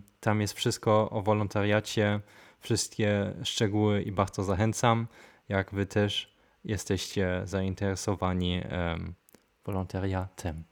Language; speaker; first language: Polish; non-native, fluent; German